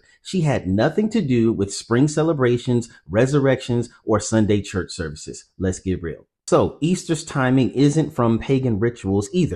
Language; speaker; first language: English; native; English